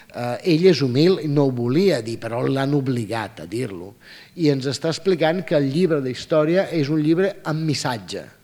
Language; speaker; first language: Catalan; non-native, fluent; Italian